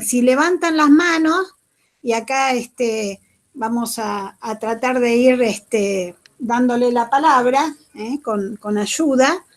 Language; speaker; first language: Spanish; native; Spanish